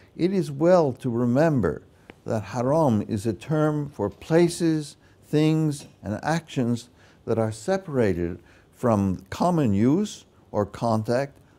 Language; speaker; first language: English; native; English